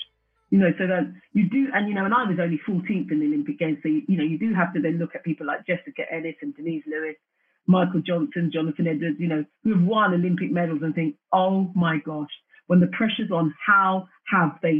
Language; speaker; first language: English; native; English